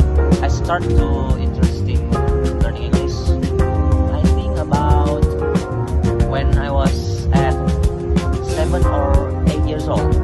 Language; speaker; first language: English; non-native, learner; Indonesian